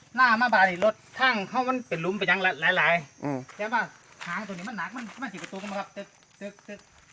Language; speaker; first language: Thai; non-native, local second language; Northeastern Thai